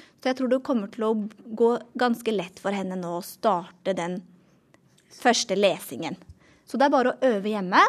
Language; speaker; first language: Norwegian; native; Norwegian